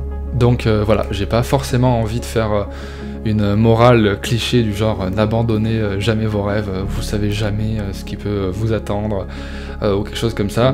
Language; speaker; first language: French; native; French